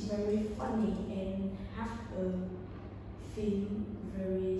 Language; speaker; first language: English; non-native, learner; Vietnamese